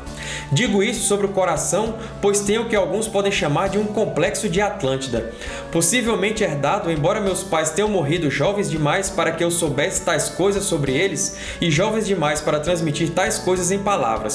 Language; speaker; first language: Portuguese; native; Portuguese